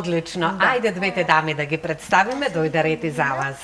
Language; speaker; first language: Macedonian; native; Macedonian